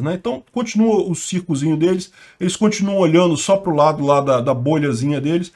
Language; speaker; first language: Portuguese; native; Portuguese